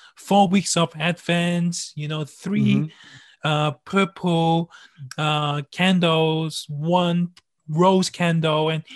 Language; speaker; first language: English; non-native, local second language; Cantonese